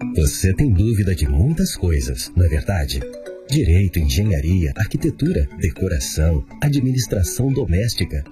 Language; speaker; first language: Portuguese; native; Portuguese